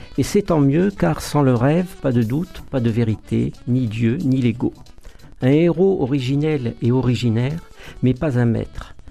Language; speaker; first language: French; native; French